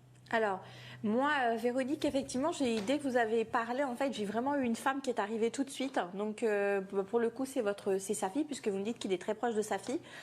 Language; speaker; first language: French; native; French